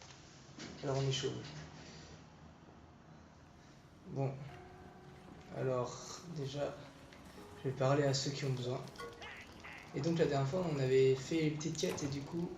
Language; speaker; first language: French; native; French